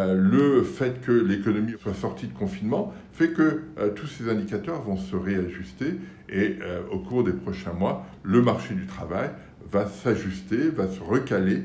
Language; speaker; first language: French; native; French